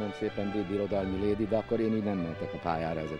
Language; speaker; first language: Hungarian; native; Hungarian